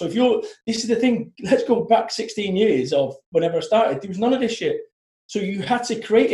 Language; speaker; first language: English; native; English